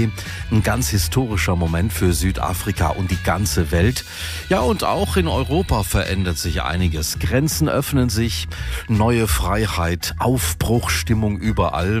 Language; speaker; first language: German; native; German